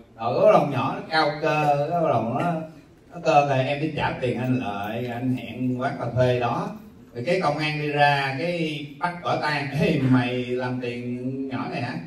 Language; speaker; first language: Vietnamese; native; Vietnamese